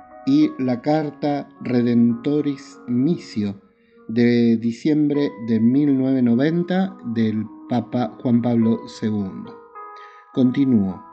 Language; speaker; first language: Spanish; native; Spanish